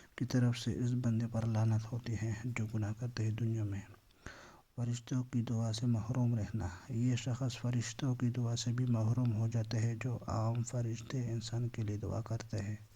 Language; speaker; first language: Urdu; non-native, local second language; Pashto